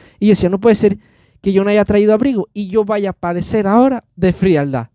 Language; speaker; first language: Spanish; native; Spanish